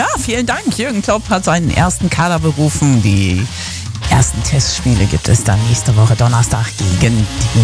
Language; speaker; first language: German; native; German